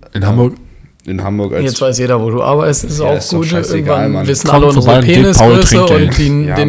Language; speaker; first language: German; native; German